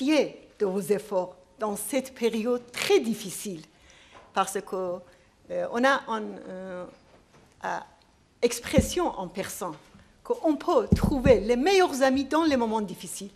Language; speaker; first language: French; non-native, fluent; Persian